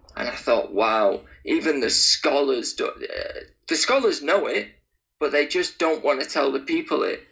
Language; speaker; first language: English; native; English